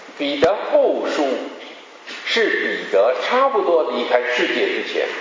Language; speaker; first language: Chinese; non-native, local second language; Cantonese